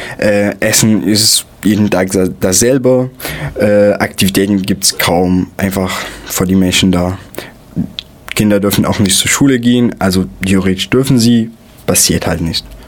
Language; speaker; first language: German; non-native, fluent; Arabic